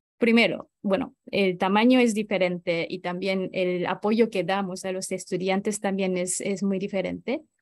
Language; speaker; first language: Spanish; non-native, fluent; Japanese